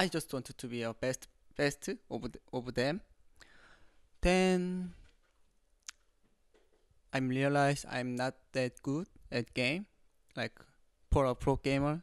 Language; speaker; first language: English; non-native, learner; Korean